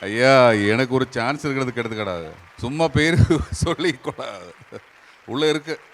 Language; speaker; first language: Tamil; non-native, learner; Malayalam